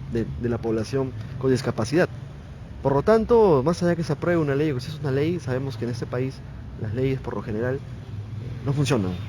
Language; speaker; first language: Spanish; native; Spanish